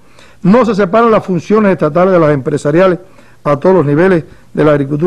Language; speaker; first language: Spanish; native; Spanish